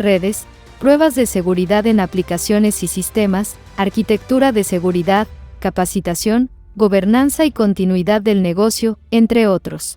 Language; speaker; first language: Spanish; native; Spanish